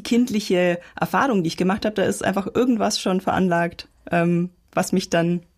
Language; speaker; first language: German; native; German